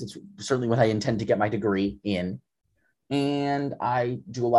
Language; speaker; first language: English; native; English